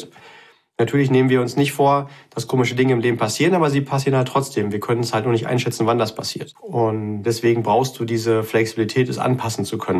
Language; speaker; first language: German; native; German